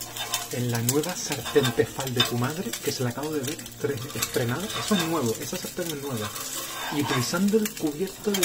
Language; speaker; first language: Spanish; native; Spanish